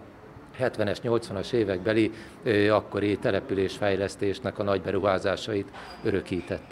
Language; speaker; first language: Hungarian; native; Hungarian